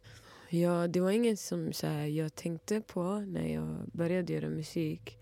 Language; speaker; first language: Swedish; early bilingual, other home language; Somali